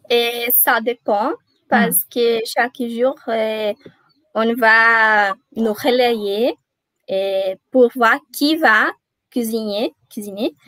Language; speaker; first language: French; non-native, learner; Portuguese